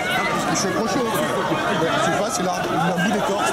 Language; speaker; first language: French; native; French